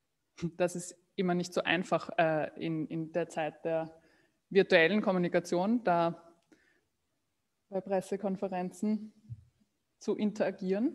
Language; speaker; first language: German; native; German